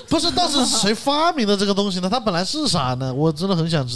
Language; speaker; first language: Chinese; native; Chinese